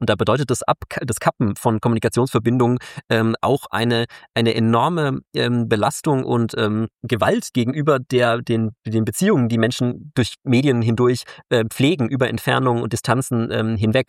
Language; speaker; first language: German; native; German